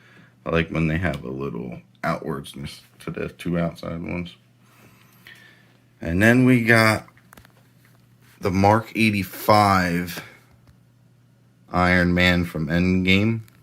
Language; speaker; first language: English; native; English